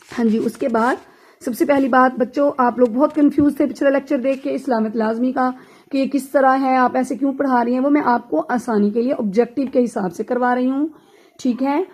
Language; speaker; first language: Urdu; native; Urdu